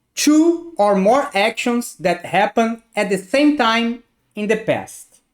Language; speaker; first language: English; non-native, fluent; Portuguese